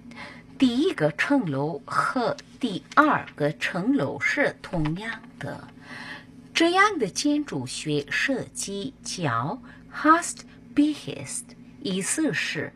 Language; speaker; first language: Chinese; non-native, fluent; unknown